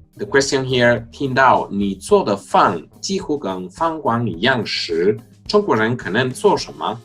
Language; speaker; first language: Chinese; non-native, fluent; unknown